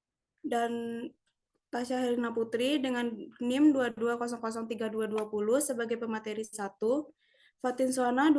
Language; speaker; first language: Indonesian; native; Indonesian